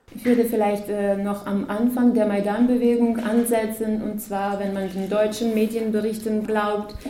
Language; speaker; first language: German; non-native, fluent; Ukrainian